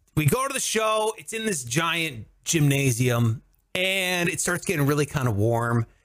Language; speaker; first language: English; native; English